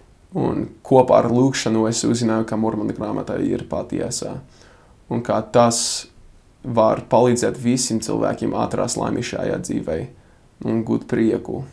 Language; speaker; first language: Latvian; non-native, fluent; English